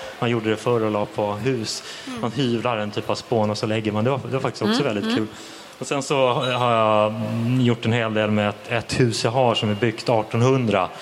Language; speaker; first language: Swedish; native; Swedish